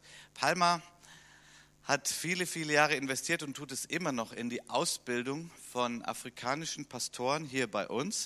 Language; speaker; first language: German; native; German